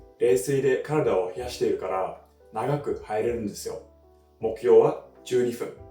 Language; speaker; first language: Japanese; non-native, fluent; English